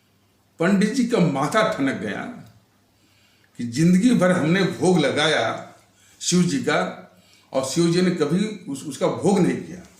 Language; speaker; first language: Hindi; native; Hindi